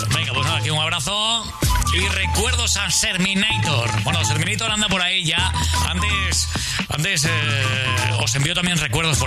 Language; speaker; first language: Spanish; native; Spanish